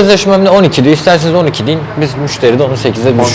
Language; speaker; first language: Turkish; native; Turkish